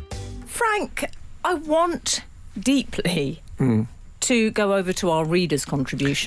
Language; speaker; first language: English; native; English